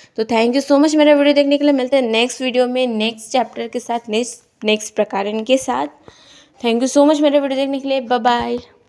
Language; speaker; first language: Hindi; non-native, local second language; Marathi